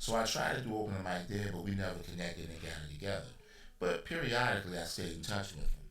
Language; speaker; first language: English; native; English